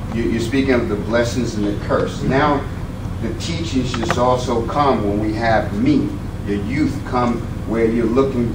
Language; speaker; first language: English; native; English